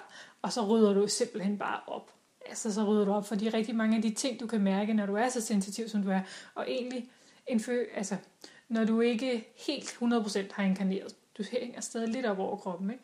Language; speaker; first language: Danish; native; Danish